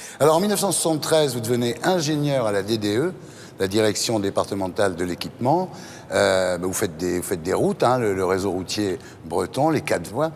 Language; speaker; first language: French; native; French